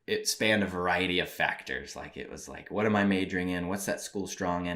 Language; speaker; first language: English; native; English